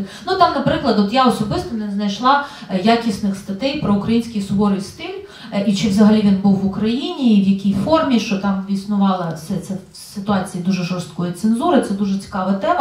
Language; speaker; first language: Ukrainian; native; Ukrainian